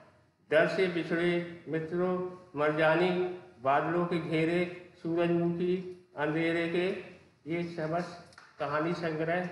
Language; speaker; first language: Hindi; native; Hindi